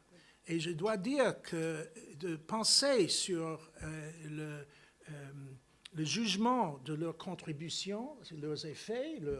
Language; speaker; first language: French; non-native, fluent; English